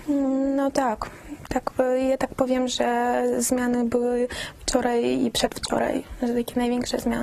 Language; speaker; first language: Polish; non-native, fluent; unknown